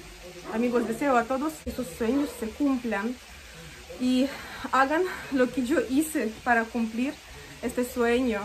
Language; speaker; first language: Spanish; native; Spanish